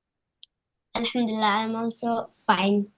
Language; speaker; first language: English; non-native, learner; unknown